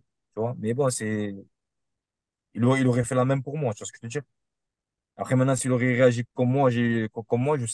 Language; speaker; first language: French; native; French